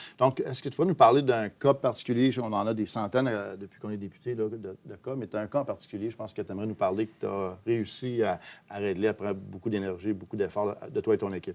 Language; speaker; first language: French; native; French